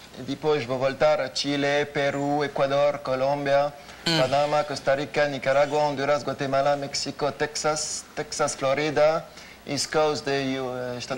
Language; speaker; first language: Portuguese; non-native, learner; French